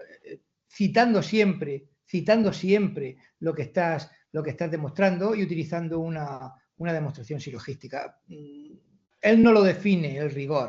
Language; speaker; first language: Spanish; native; Spanish